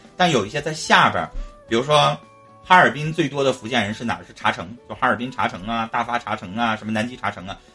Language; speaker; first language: Chinese; native; Chinese